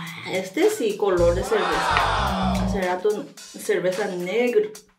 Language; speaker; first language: Spanish; non-native, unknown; Korean